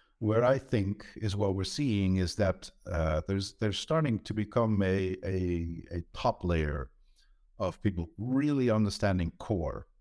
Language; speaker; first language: English; non-native, fluent; Dutch